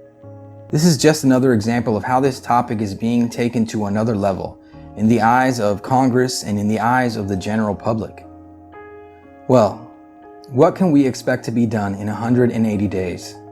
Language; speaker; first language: English; native; English